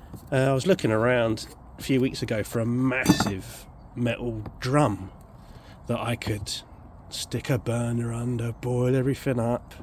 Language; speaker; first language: English; native; English